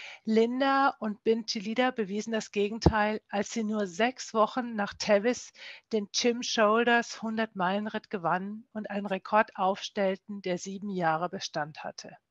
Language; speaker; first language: German; native; German